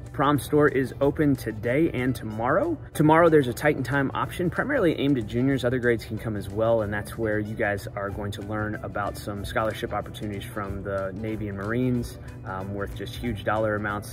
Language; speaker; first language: English; native; English